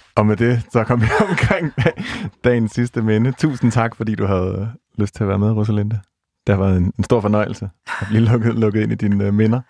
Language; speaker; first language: Danish; native; Danish